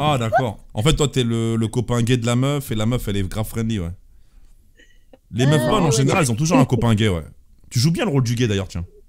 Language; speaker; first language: French; native; French